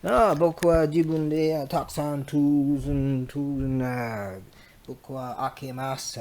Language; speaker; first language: Japanese; non-native, learner; English